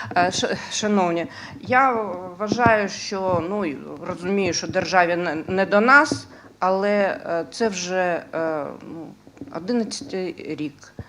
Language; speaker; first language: Ukrainian; non-native, local second language; Russian